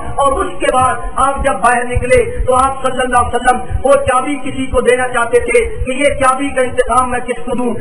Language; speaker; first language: Urdu; non-native, local second language; Punjabi